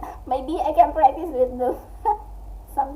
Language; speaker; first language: English; non-native, learner; Indonesian